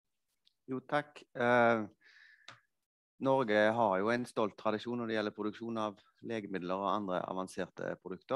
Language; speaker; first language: Norwegian; native; Norwegian